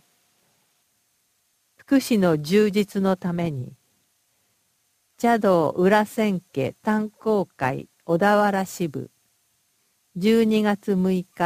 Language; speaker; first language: Japanese; native; Japanese